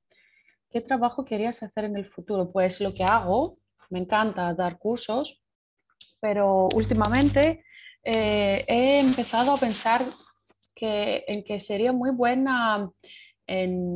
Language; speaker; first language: Spanish; non-native, fluent; Greek